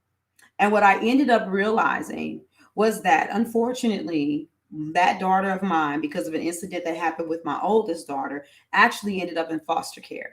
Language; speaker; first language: English; native; English